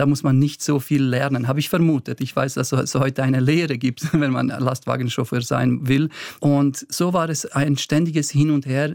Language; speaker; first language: German; early bilingual, other home language; Bosnian